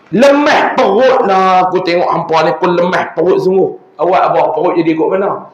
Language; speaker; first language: Malay; native; Malay